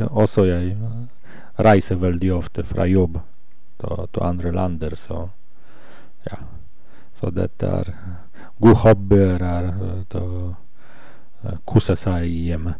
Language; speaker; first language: Swedish; non-native, learner; Norwegian